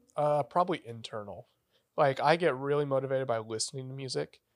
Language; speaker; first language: English; native; English